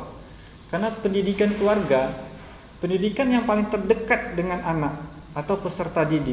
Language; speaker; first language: Indonesian; native; Indonesian